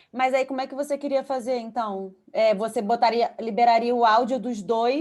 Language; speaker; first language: Portuguese; native; Portuguese